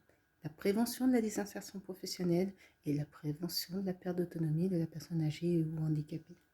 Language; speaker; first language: French; native; French